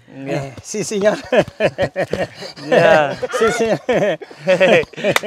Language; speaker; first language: Portuguese; non-native, local second language; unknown